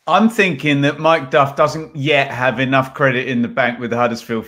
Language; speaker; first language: English; native; English